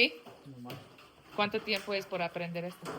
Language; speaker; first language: Spanish; non-native, learner; English